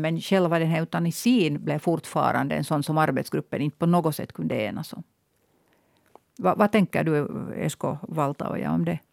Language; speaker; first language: Swedish; native; Swedish